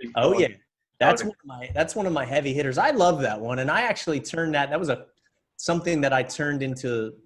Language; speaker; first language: English; native; English